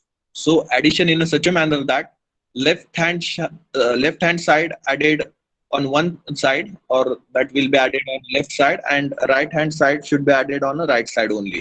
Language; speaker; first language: English; non-native, local second language; Hindi